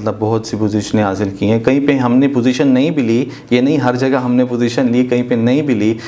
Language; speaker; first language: Urdu; native; Urdu